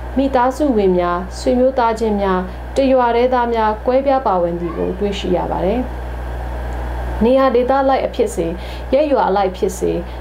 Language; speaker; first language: Burmese; non-native, local second language; Tedim Chin